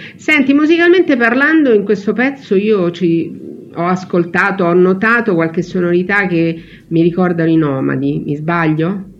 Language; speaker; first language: Italian; native; Italian